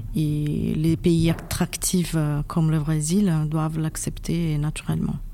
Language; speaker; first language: French; non-native, fluent; Portuguese